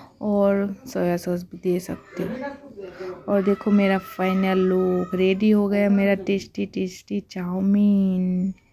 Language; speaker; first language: Hindi; non-native, local second language; Bangla